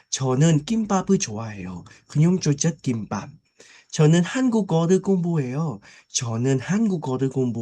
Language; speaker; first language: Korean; non-native, fluent; Khmer